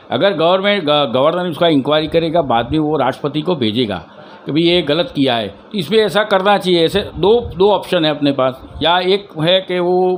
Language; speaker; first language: Hindi; native; Hindi